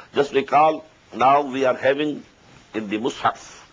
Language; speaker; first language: English; non-native, local second language; Urdu